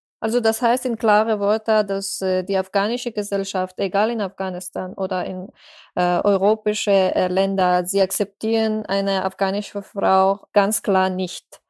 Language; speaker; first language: German; non-native, fluent; Persian